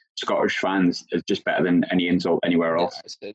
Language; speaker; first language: English; native; English